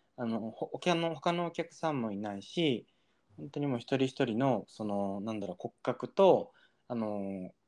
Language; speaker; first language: Japanese; early bilingual, heritage; Japanese